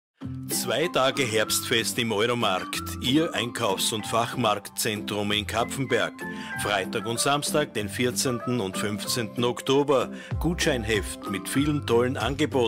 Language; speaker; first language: German; native; German